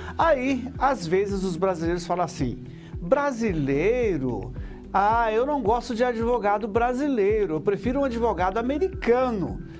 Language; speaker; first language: Portuguese; early bilingual, heritage; Portuguese